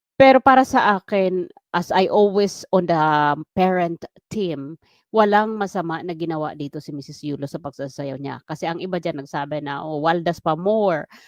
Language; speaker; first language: Filipino; non-native, local second language; Waray